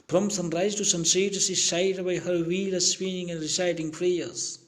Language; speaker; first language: English; non-native, local second language; Hindi